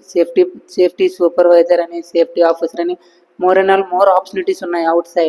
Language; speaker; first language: Telugu; native; Telugu